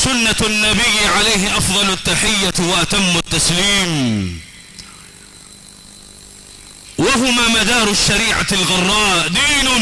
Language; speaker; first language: Arabic; non-native, local second language; Swahili